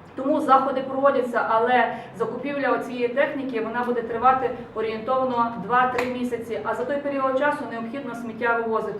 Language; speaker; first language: Ukrainian; native; Ukrainian